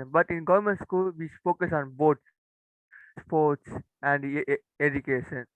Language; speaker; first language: English; non-native, learner; Tamil